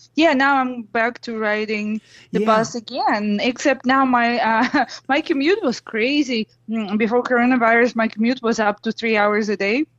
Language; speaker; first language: English; non-native, fluent; Russian